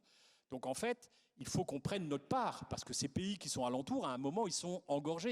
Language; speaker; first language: French; native; French